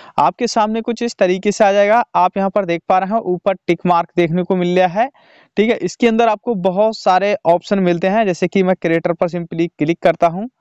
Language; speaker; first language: Hindi; native; Hindi